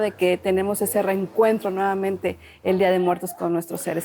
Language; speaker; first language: Spanish; native; Spanish